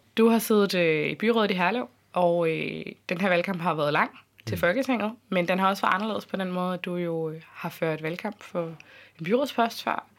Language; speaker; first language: Danish; native; Danish